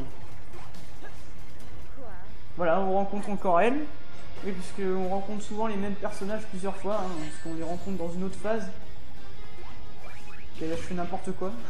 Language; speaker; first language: French; native; French